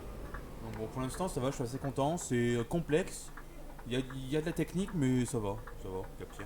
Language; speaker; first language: French; native; French